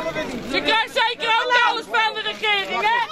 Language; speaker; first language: Dutch; native; Dutch